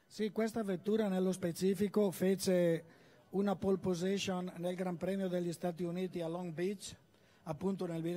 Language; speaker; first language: Italian; native; Italian